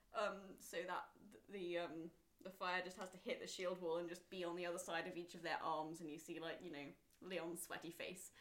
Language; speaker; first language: English; native; English